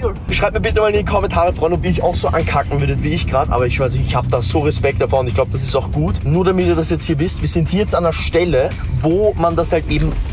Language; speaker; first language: German; native; German